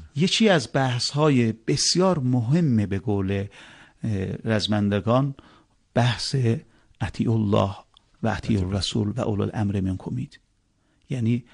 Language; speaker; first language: Persian; non-native, local second language; Azerbaijani